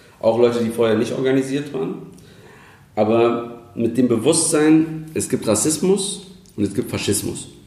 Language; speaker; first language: German; early bilingual, other home language; Turkish